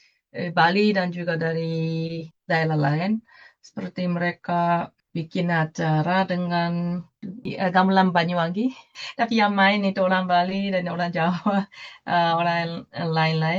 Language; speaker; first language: Indonesian; non-native, fluent; Japanese